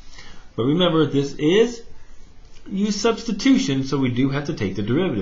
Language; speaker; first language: English; native; English